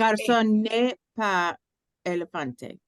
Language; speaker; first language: French; non-native, learner; English